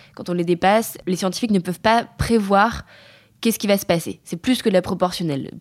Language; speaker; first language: French; native; French